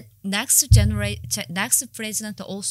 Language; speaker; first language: English; non-native, learner; Korean